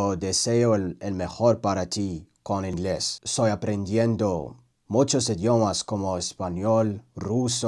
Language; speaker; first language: Spanish; non-native, learner; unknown